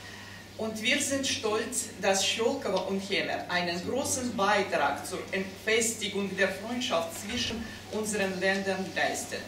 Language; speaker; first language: German; non-native, fluent; Russian